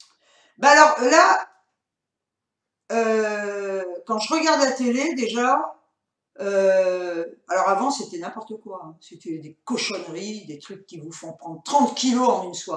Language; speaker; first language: French; native; French